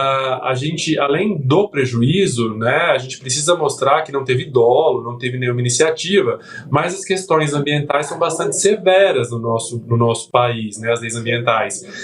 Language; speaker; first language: Portuguese; native; Portuguese